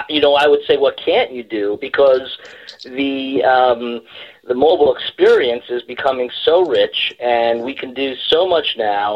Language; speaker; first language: English; native; English